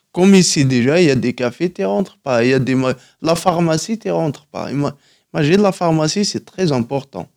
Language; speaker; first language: French; non-native, local second language; Kabyle